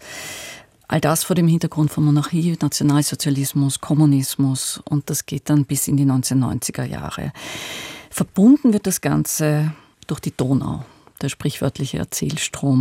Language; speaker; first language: German; native; German